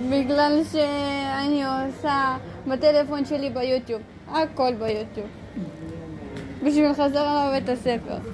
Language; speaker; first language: Hebrew; early bilingual, other home language; Russian